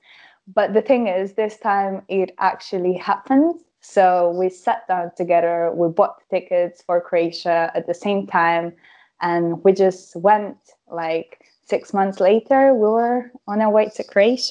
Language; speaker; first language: English; non-native, fluent; Croatian